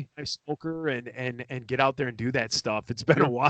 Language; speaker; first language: English; native; English